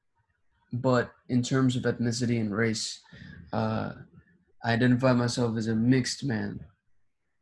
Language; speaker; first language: English; early bilingual, other home language; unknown